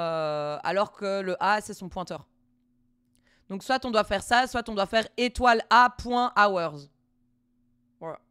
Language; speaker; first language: French; native; French